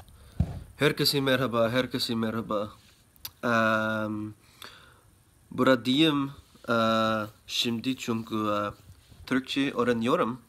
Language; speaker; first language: Turkish; non-native, learner; English